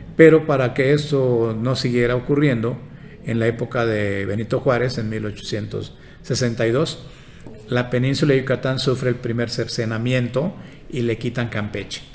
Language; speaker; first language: Spanish; non-native, local second language; Yucateco